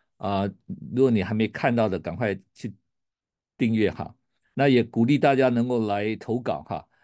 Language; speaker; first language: Chinese; native; Chinese